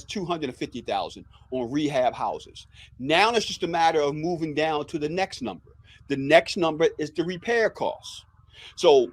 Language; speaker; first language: English; native; English